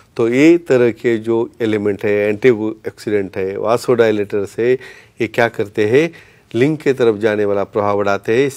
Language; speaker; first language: Hindi; non-native, local second language; Marathi